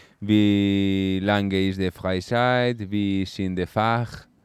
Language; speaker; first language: German; non-native, learner; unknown